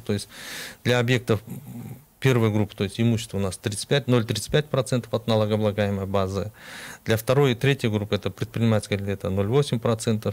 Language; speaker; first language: Russian; non-native, local second language; Kyrgyz